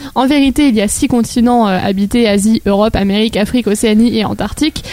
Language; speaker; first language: French; native; French